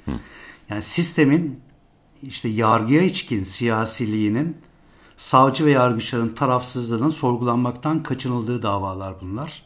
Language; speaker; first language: Turkish; native; Turkish